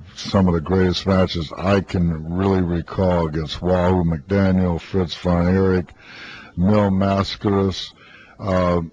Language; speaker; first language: English; native; English